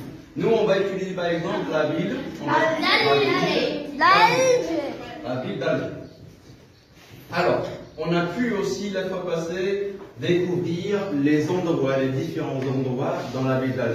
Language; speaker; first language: French; non-native, local second language; Arabic